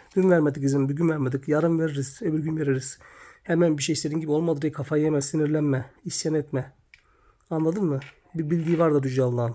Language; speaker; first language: Turkish; native; Turkish